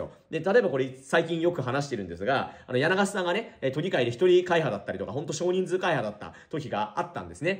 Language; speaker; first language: Japanese; native; Japanese